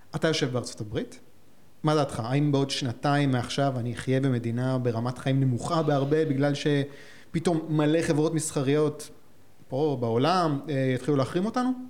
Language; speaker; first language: Hebrew; native; Hebrew